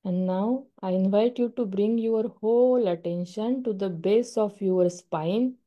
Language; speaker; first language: English; non-native, local second language; Marathi